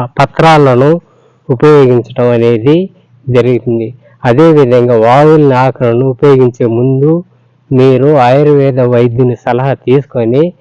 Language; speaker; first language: Telugu; non-native, local second language; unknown